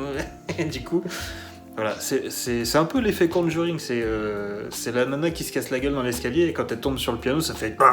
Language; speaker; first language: French; native; French